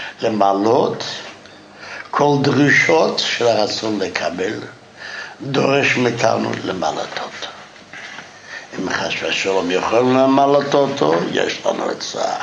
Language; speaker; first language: Hebrew; non-native, fluent; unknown